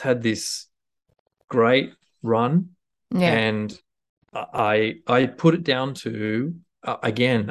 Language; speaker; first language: English; native; English